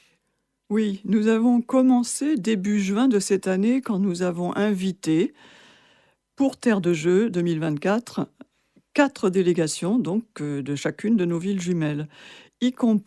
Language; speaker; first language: French; native; French